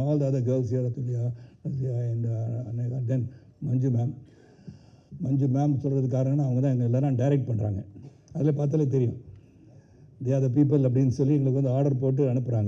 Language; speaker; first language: Tamil; native; Tamil